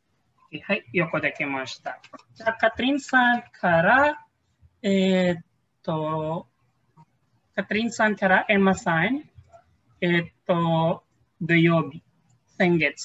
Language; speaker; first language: Japanese; non-native, fluent; Filipino